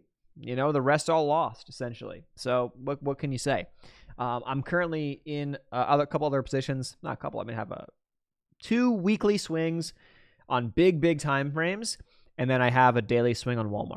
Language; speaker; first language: English; native; English